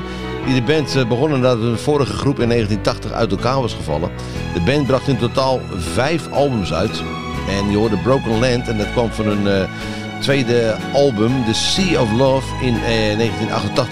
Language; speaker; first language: Dutch; native; Dutch